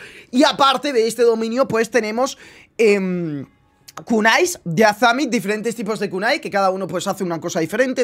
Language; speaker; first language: Spanish; native; Spanish